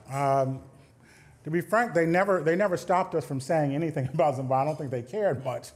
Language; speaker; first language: English; native; English